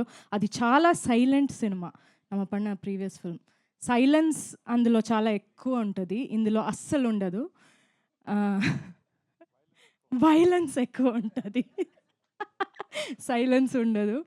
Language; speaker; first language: Telugu; non-native, fluent; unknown